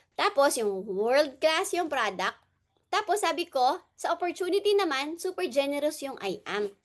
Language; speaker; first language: Filipino; non-native, local second language; Hiligaynon